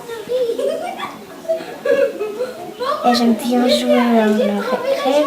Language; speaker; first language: French; early bilingual, other home language; Albanian